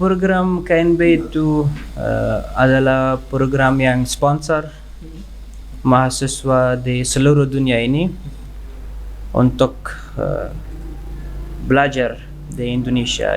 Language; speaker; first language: Indonesian; non-native, learner; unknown